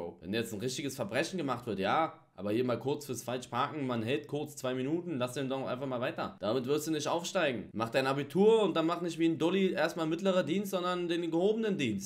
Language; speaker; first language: German; native; German